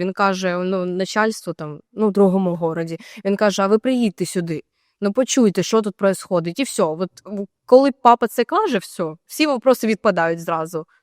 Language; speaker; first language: Ukrainian; native; Ukrainian